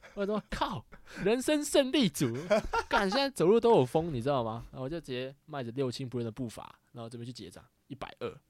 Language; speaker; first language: Chinese; native; Chinese